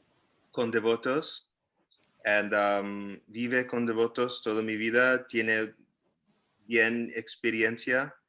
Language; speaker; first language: Spanish; early bilingual, heritage; English